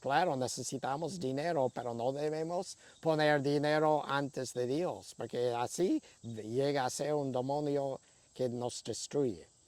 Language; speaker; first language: Spanish; non-native, fluent; English